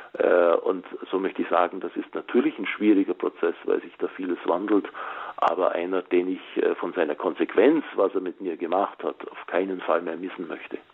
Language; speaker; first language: German; native; German